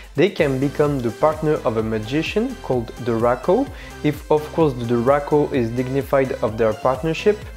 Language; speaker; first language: English; non-native, fluent; French